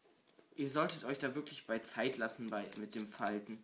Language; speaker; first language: German; native; German